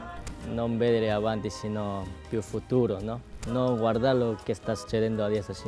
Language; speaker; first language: Italian; non-native, learner; Korean